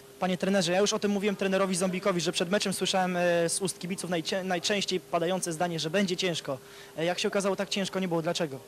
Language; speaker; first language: Polish; native; Polish